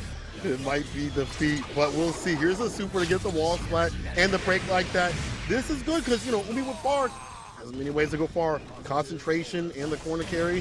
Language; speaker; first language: English; native; English